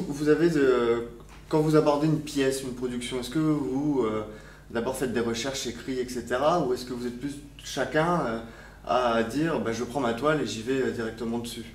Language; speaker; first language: French; native; French